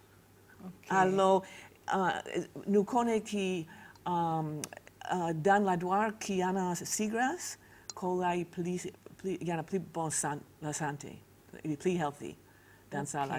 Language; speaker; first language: Haitian Creole; non-native, fluent; English